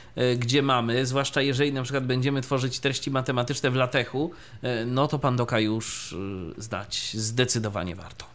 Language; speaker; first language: Polish; native; Polish